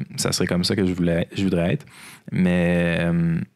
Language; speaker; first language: French; native; French